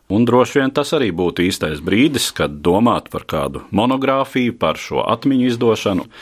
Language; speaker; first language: Latvian; native; Latvian